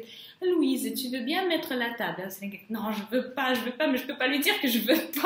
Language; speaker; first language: French; non-native, fluent; Russian